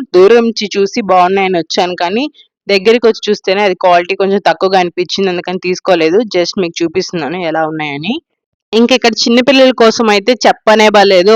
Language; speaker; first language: Telugu; non-native, local second language; Tamil